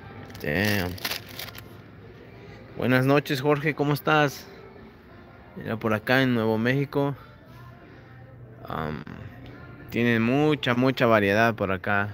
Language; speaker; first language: Spanish; early bilingual, heritage; Spanish